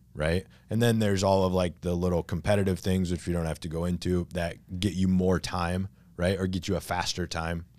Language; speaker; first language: English; native; English